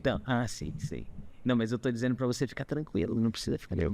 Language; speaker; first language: Portuguese; native; Portuguese